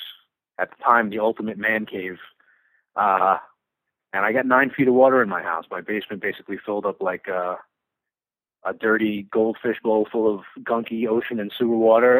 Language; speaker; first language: English; native; English